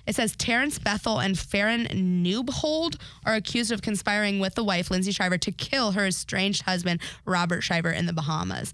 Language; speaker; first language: English; native; English